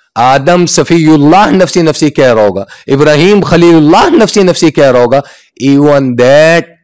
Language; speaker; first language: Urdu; non-native, local second language; Punjabi